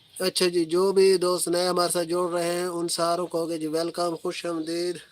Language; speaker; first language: Urdu; non-native, local second language; Punjabi